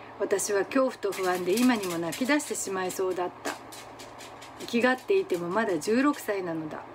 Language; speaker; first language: Japanese; native; Japanese